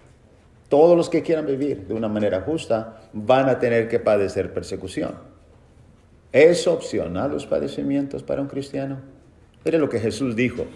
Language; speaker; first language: Spanish; native; Spanish